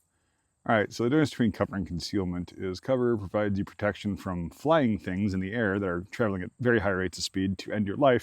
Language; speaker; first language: English; native; English